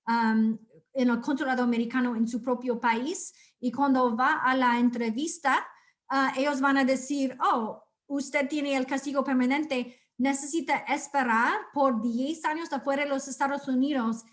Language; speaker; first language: Spanish; non-native, fluent; English